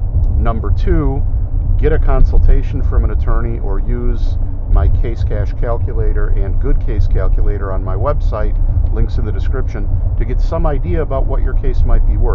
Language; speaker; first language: English; native; English